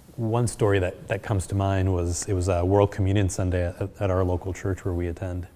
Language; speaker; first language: English; early bilingual, other home language; Spanish